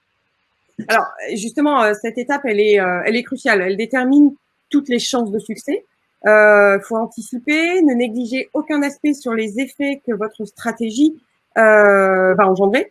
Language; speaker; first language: French; native; French